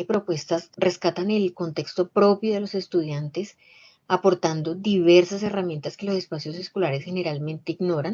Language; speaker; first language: Spanish; native; Spanish